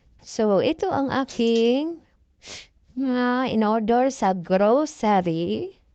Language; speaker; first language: Filipino; non-native, local second language; Cebuano